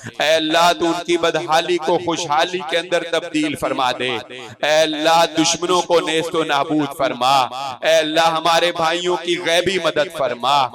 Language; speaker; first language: Urdu; non-native, local second language; Punjabi